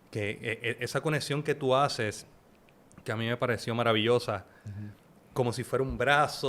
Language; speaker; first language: Spanish; native; Spanish